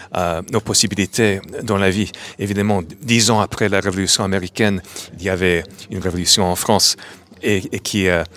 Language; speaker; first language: French; non-native, fluent; English